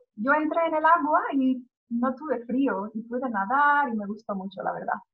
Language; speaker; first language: Spanish; native; Spanish